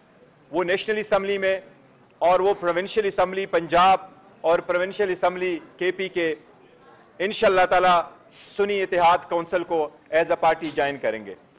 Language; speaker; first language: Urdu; non-native, local second language; Pashto